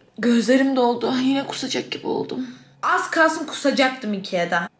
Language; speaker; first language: Turkish; native; Turkish